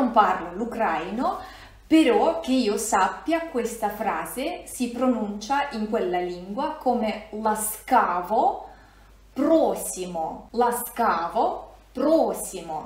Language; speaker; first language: Italian; non-native, fluent; Russian